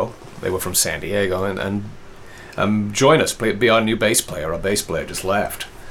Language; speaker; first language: English; native; English